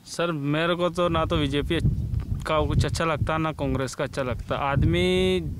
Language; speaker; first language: Hindi; native; Hindi